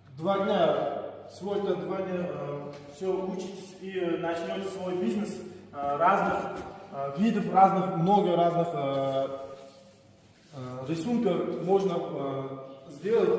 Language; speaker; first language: Russian; non-native, fluent; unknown